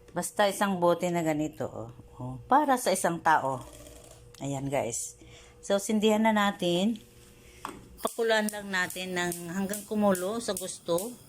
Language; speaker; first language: Filipino; non-native, local second language; Iloko